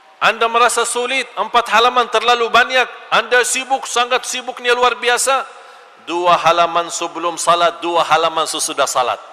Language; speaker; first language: Malay; non-native, fluent; Arabic